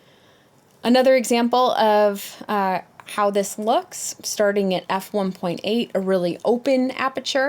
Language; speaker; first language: English; native; English